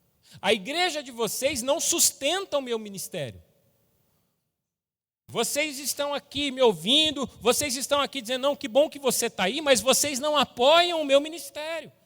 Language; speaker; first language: Portuguese; native; Portuguese